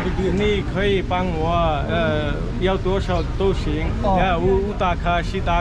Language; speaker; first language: Chinese; non-native, learner; Bangla